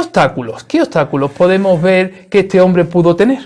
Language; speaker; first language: Spanish; native; Spanish